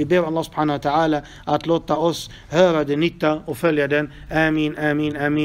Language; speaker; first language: Swedish; non-native, fluent; Arabic